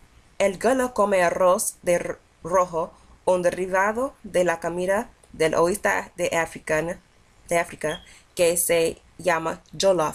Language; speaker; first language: Spanish; non-native, learner; English